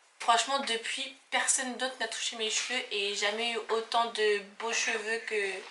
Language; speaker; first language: French; native; French